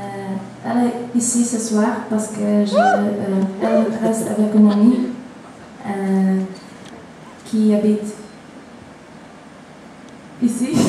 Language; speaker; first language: French; non-native, learner; English